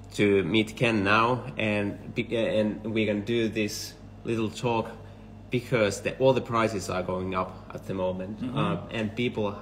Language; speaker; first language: English; non-native, fluent; Finnish